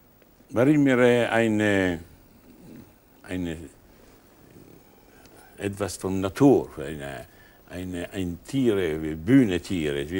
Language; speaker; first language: German; non-native, learner; Italian